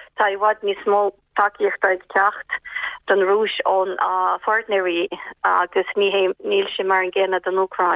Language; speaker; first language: Irish; non-native, fluent; Ukrainian